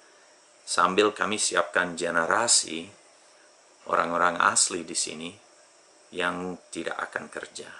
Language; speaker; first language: Indonesian; non-native, fluent; English